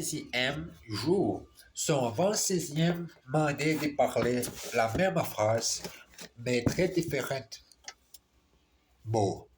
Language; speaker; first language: French; non-native, learner; Portuguese